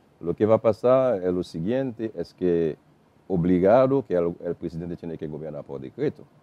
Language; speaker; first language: Spanish; non-native, fluent; Haitian Creole